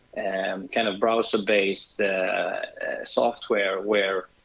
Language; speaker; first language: English; non-native, fluent; Swedish